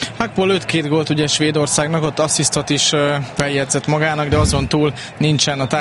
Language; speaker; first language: Hungarian; native; Hungarian